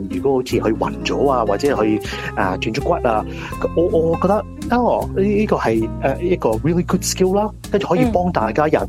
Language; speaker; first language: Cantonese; early bilingual, heritage; Cantonese